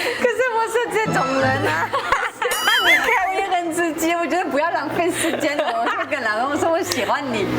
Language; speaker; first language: Chinese; non-native, fluent; French